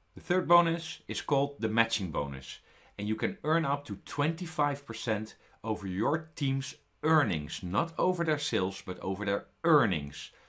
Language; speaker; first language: English; non-native, fluent; Dutch